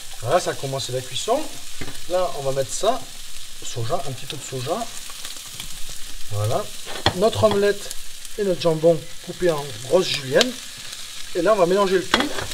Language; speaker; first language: French; native; French